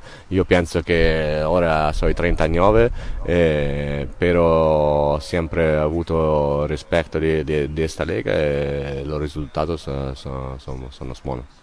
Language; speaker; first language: Spanish; non-native, learner; Italian